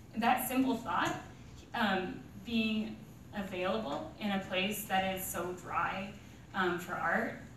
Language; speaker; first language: English; native; English